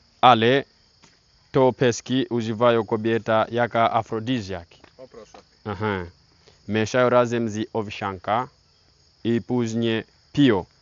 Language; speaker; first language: Polish; non-native, learner; Swahili